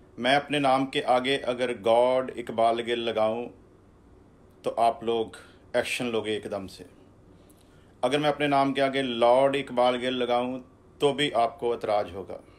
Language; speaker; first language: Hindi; non-native, local second language; Punjabi